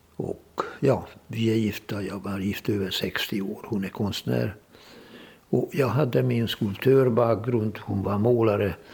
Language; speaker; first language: Swedish; non-native, fluent; Hungarian